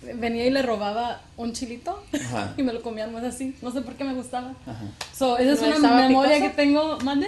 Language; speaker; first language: Spanish; early bilingual, heritage; Spanish